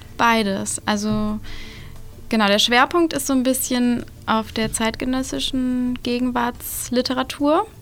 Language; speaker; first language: German; native; German